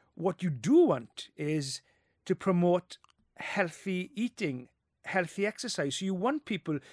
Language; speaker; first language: English; non-native, local second language; Welsh